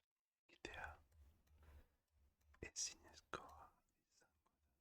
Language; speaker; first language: Basque; non-native, learner; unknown